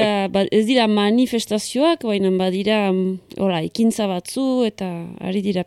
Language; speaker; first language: Basque; native; Basque